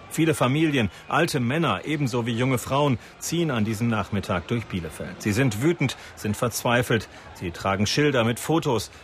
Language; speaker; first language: German; native; German